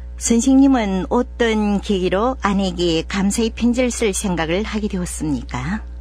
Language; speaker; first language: Korean; native; Korean